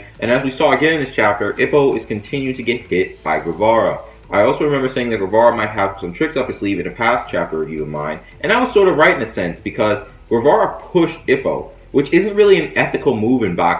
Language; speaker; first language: English; native; English